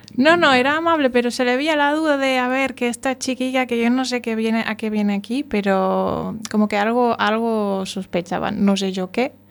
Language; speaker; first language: Spanish; non-native, fluent; German